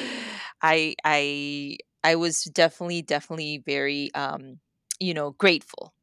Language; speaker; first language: English; non-native, fluent; Spanish